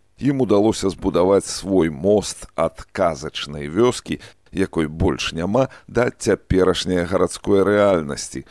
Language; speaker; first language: Belarusian; native; Belarusian